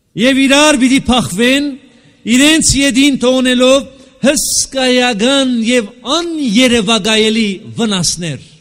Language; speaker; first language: Armenian; native; Armenian